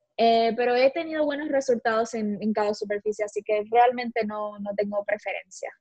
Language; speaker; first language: Spanish; native; Spanish